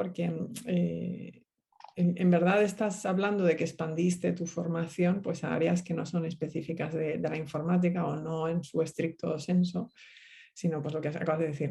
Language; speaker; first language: Spanish; native; Spanish